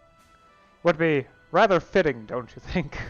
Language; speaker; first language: English; native; English